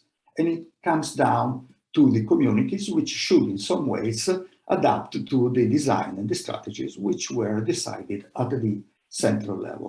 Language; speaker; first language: English; non-native, fluent; Italian